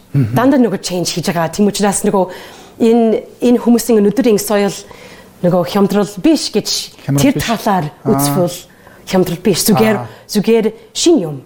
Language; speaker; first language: Mongolian; non-native, learner; English